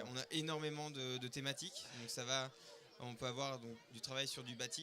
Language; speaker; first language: French; native; French